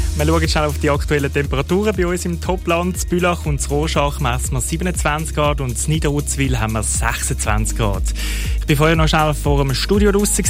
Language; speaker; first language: German; native; German